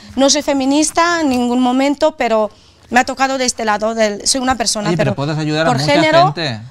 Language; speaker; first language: Spanish; non-native, fluent; Romanian